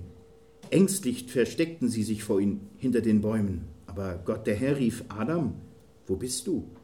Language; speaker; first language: German; native; German